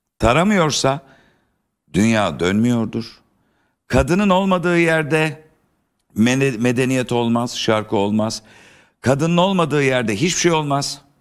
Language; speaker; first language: Turkish; native; Turkish